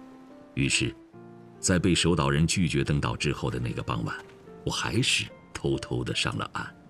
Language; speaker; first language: Chinese; native; Chinese